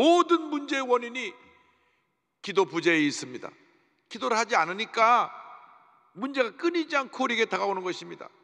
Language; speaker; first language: Korean; native; Korean